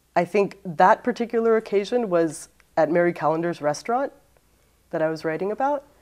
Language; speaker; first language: English; native; English